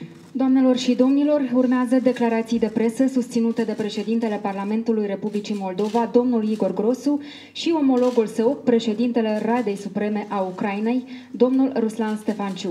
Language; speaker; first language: Romanian; native; Romanian